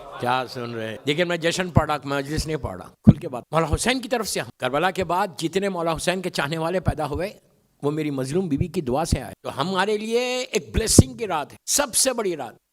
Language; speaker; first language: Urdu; native; Urdu